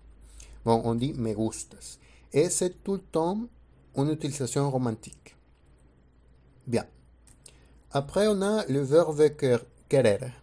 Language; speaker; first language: French; non-native, fluent; Spanish